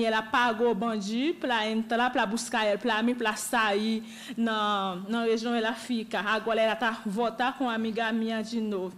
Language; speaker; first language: Portuguese; non-native, learner; Haitian Creole